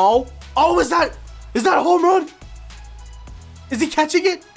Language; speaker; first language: English; native; English